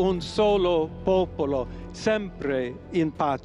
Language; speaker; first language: Italian; non-native, fluent; English